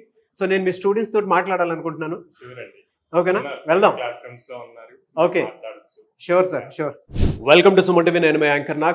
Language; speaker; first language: Telugu; native; Telugu